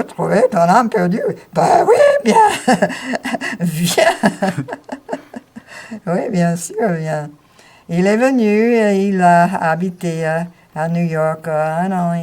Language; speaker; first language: French; non-native, fluent; English